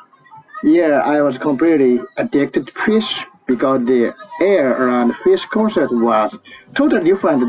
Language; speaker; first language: English; non-native, learner; Japanese